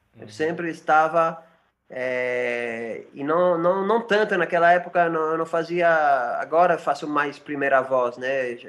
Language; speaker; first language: Portuguese; non-native, fluent; Spanish